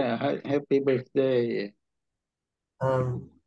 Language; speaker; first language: English; non-native, learner; Indonesian